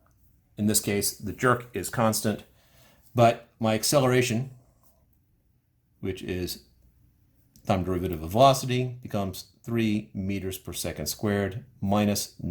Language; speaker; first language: English; native; English